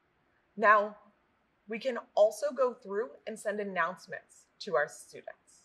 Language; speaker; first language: English; native; English